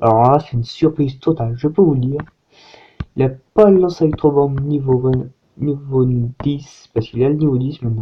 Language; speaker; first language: French; native; French